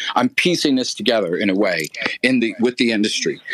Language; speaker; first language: English; native; English